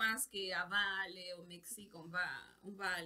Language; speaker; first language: French; non-native, learner; Spanish